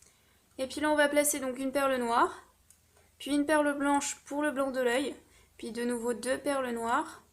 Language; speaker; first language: French; native; French